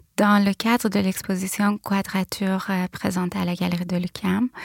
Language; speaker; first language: French; non-native, fluent; Persian